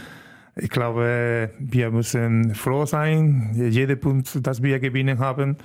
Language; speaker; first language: German; non-native, learner; Spanish